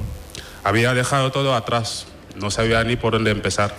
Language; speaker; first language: Spanish; non-native, fluent; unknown